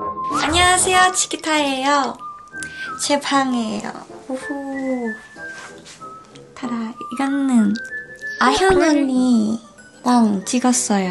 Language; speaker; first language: Korean; non-native, learner; Thai